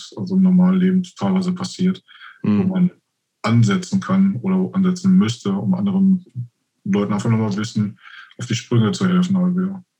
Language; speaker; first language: German; native; German